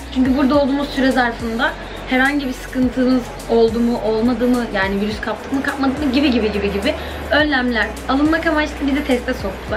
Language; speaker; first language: Turkish; native; Turkish